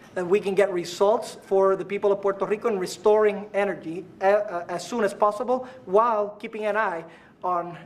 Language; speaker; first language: English; non-native, fluent; Spanish